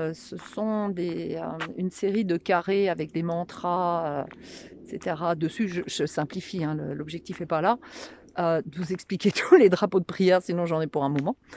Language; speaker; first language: French; native; French